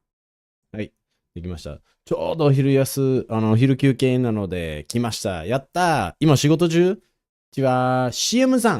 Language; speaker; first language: Japanese; non-native, fluent; English